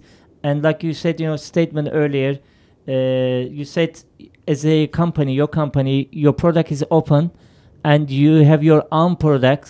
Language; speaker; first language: English; non-native, fluent; Turkish